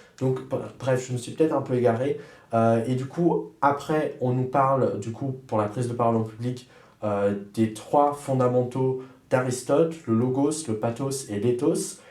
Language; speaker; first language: French; early bilingual, other home language; German